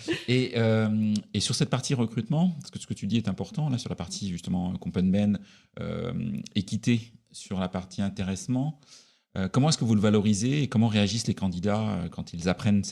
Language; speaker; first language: French; native; French